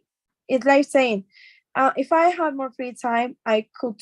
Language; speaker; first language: English; non-native, fluent; Spanish